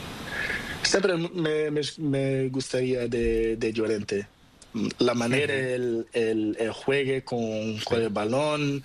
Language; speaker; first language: Spanish; non-native, learner; Portuguese